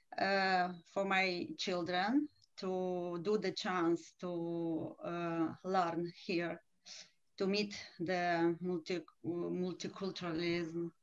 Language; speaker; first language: English; non-native, learner; Romanian